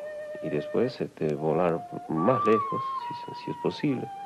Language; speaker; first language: Spanish; non-native, local second language; Quechua